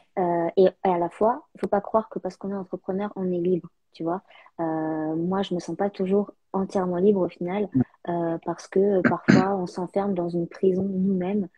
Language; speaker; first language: French; early bilingual, other home language; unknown